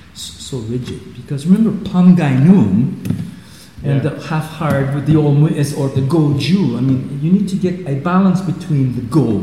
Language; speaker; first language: English; non-native, fluent; Swiss German